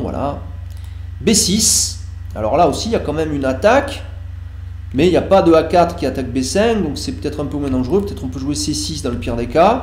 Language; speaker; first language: French; native; French